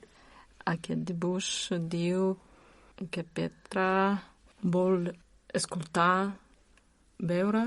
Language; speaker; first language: Catalan; non-native, learner; Russian